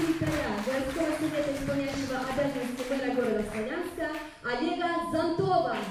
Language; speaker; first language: Russian; native; Russian